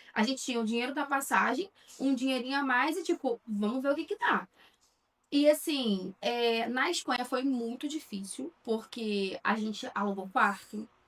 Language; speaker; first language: Portuguese; native; Portuguese